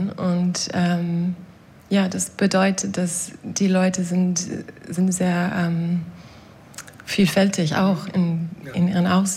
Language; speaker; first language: German; non-native, learner; English